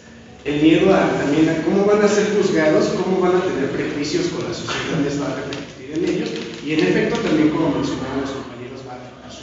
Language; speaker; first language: Spanish; native; Spanish